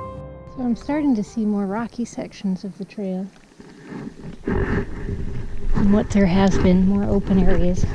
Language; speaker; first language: English; native; English